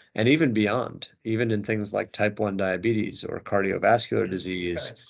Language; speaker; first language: English; native; English